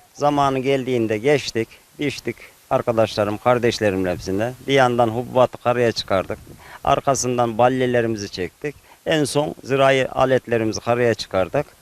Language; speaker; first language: Turkish; native; Turkish